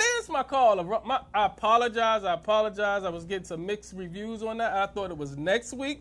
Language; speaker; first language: English; native; English